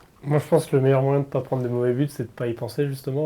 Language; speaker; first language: French; native; French